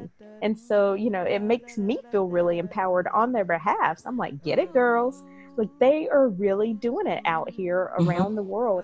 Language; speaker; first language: English; native; English